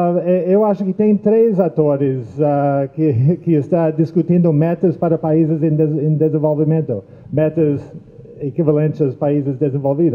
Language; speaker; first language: Portuguese; non-native, fluent; English